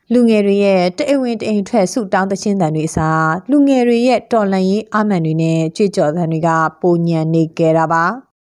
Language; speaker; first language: Burmese; native; Burmese